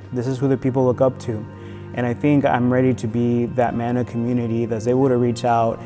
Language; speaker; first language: English; native; English